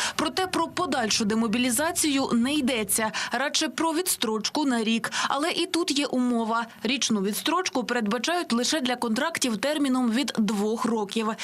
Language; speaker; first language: Ukrainian; native; Ukrainian